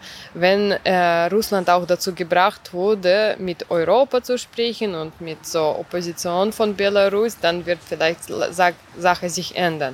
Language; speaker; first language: German; non-native, fluent; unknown